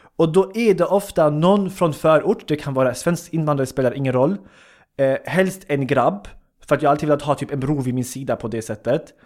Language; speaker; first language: Swedish; early bilingual, other home language; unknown